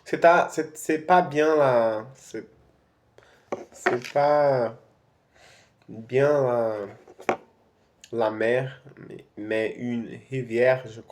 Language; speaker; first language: French; non-native, fluent; Portuguese